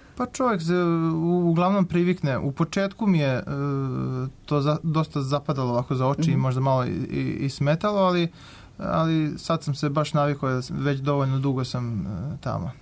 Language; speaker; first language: Serbian; native; Serbian